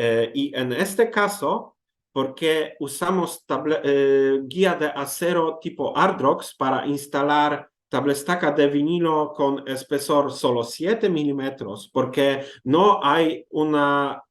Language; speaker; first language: Spanish; non-native, learner; Polish